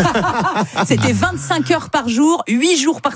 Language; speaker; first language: French; native; French